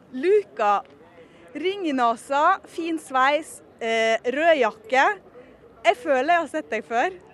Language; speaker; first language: Norwegian; native; Norwegian